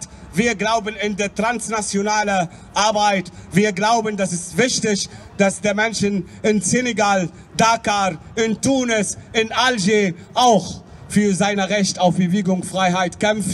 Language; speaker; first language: German; non-native, fluent; Arabic